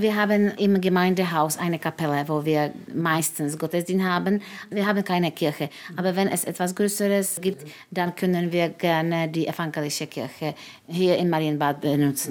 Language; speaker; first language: German; non-native, fluent; Czech